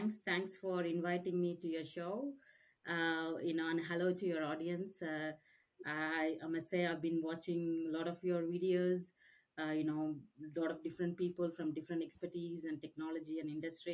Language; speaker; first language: English; non-native, local second language; Tamil